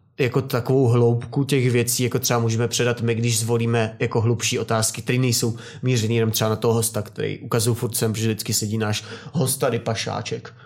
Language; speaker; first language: Czech; native; Czech